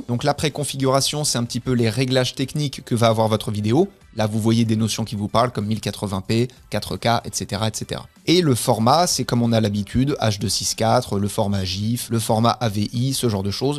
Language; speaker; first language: French; native; French